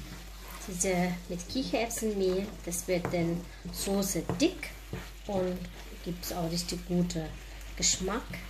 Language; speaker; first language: German; non-native, learner; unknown